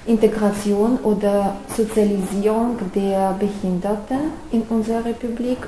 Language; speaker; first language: German; non-native, fluent; Russian